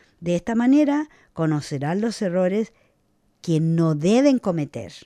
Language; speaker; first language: Spanish; non-native, fluent; Italian